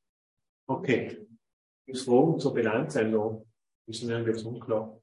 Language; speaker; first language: German; native; German